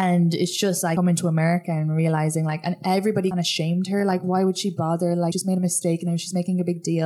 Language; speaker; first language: English; native; English